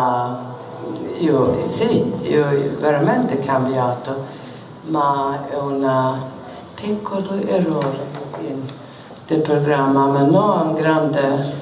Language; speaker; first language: Italian; non-native, learner; Swedish